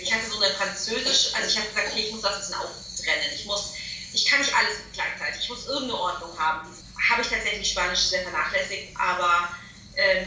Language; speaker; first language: German; native; German